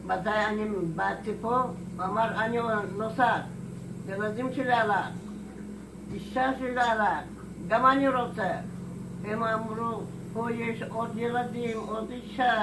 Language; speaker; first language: Hebrew; non-native, learner; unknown